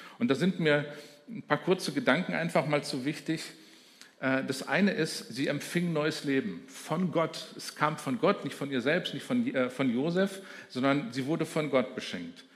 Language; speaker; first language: German; native; German